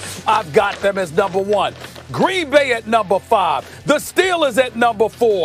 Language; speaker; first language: English; native; English